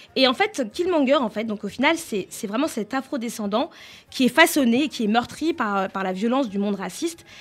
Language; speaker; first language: French; native; French